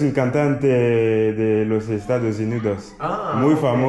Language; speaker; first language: Spanish; non-native, learner; French